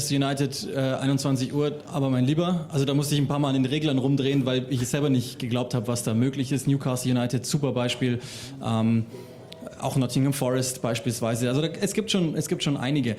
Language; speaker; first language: German; native; German